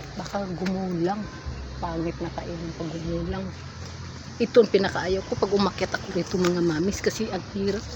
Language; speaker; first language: Filipino; non-native, local second language; Cebuano